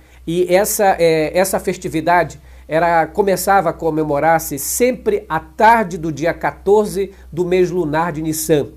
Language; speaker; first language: Portuguese; native; Portuguese